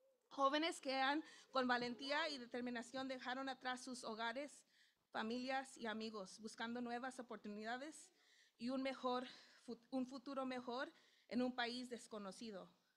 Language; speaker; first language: Spanish; non-native, learner; English